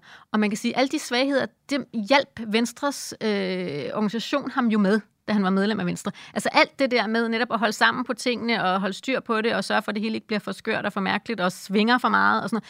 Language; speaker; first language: Danish; native; Danish